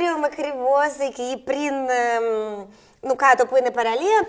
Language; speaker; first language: Greek; non-native, learner; Russian